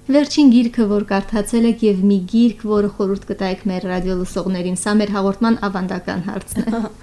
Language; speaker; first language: Armenian; native; Armenian